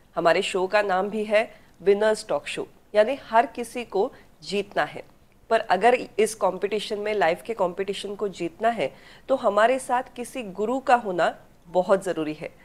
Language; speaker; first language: Hindi; non-native, local second language; Marathi